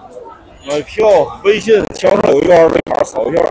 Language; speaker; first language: Chinese; native; Chinese